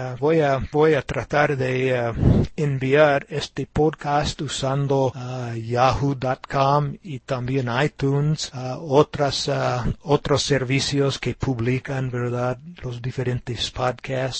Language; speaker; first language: Spanish; non-native, fluent; English